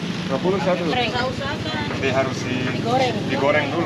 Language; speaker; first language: Indonesian; non-native, learner; German